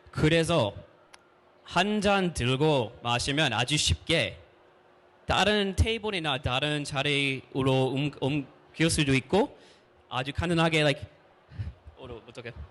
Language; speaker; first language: Korean; non-native, fluent; English